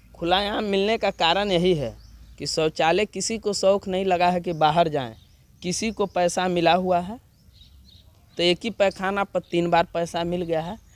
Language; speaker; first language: Hindi; non-native, local second language; Bhojpuri